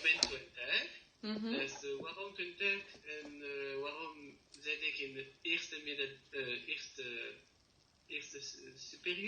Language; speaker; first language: Dutch; non-native, learner; French